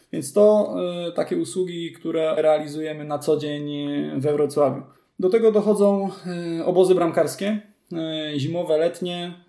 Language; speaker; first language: Polish; native; Polish